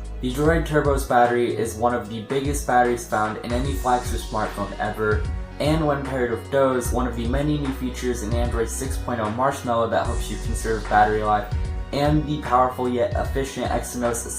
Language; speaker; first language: English; native; English